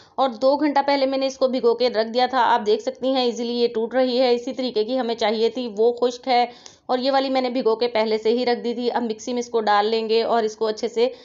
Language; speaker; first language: Urdu; native; Urdu